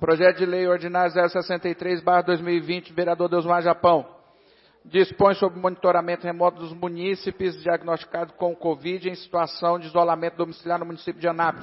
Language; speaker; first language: Portuguese; native; Portuguese